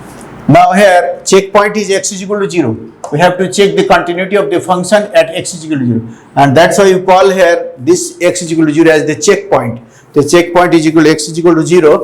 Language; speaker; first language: English; non-native, local second language; Hindi